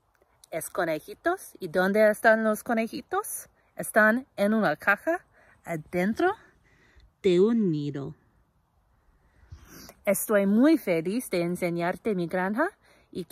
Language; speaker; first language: Spanish; non-native, fluent; English